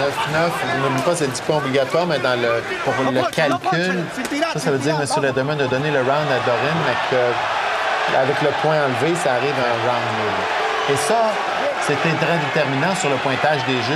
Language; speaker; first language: French; native; French